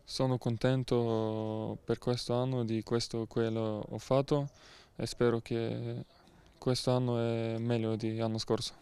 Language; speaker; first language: Italian; non-native, learner; Bulgarian